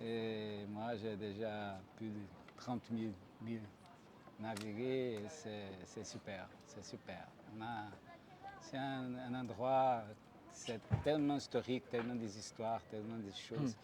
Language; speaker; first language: French; non-native, fluent; Portuguese